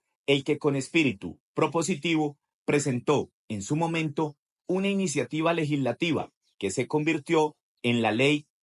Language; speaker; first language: Spanish; native; Spanish